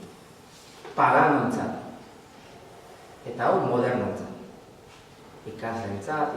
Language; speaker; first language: Basque; non-native, learner; Spanish